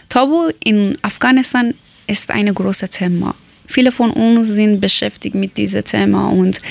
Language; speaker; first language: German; non-native, learner; Persian